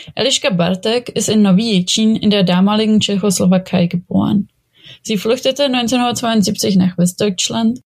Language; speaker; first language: German; non-native, fluent; Czech